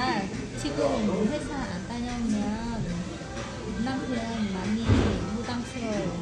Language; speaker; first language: Korean; non-native, learner; Vietnamese